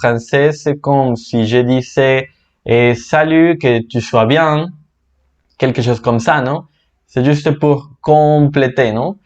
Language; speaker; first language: French; non-native, fluent; Spanish